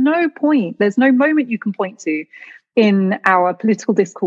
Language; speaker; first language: English; native; English